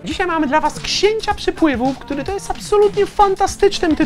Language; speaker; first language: Polish; native; Polish